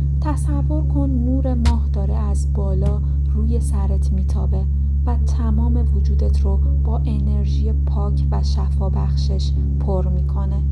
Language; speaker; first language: Persian; native; Persian